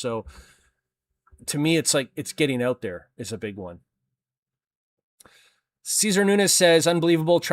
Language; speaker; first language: English; native; English